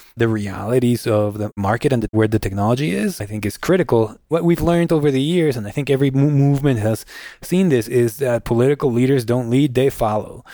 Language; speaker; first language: English; non-native, fluent; Spanish